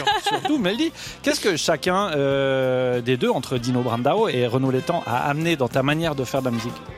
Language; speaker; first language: French; native; French